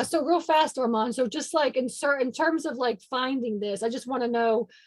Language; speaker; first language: English; native; English